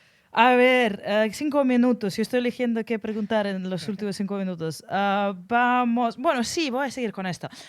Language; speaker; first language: Spanish; non-native, fluent; Russian